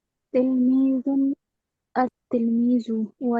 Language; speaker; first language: Arabic; non-native, learner; Urdu